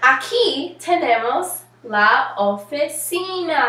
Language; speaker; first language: Spanish; non-native, learner; English